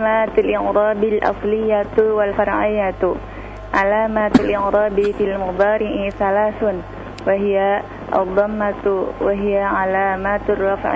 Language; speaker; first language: Arabic; non-native, learner; Indonesian